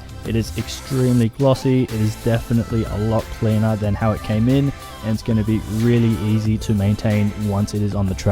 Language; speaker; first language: English; native; English